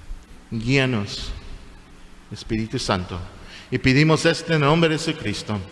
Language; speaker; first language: Spanish; non-native, fluent; English